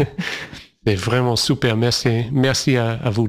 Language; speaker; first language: French; non-native, fluent; English